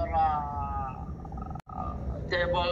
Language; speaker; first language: English; non-native, learner; Arabic